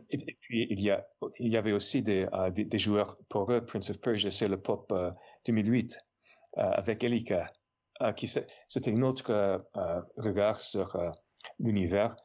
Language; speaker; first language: French; non-native, fluent; English